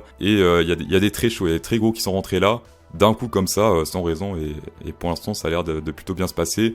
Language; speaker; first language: French; native; French